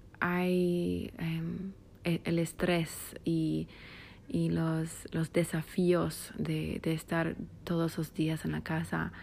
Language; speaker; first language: Spanish; non-native, fluent; English